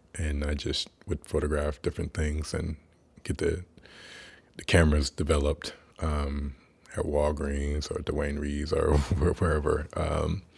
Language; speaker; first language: English; native; English